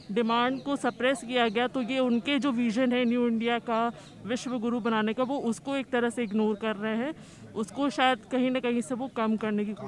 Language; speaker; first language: Hindi; native; Hindi